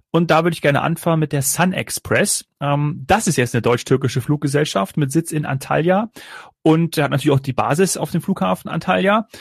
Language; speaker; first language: German; native; German